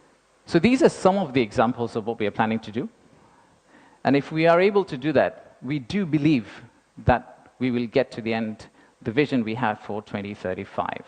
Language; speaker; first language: English; non-native, local second language; Bangla